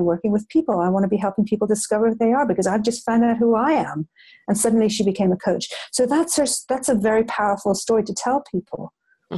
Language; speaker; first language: English; native; English